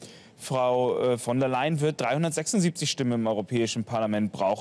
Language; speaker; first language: German; native; German